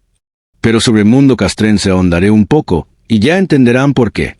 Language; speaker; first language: Spanish; native; Spanish